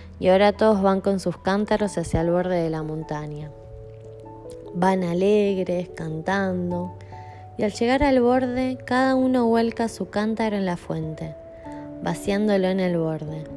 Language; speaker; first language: Spanish; native; Spanish